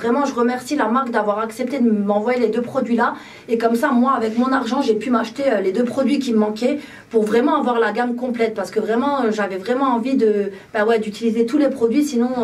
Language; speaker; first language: French; native; French